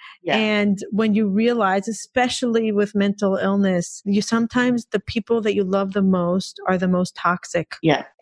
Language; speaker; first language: English; non-native, fluent; Hebrew